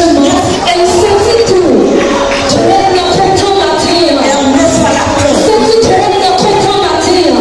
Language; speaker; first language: French; non-native, local second language; Haitian Creole